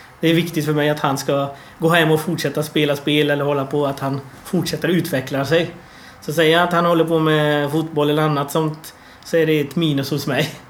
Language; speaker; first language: Swedish; early bilingual, other home language; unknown